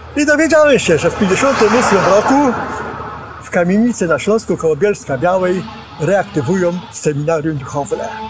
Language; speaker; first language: Polish; native; Polish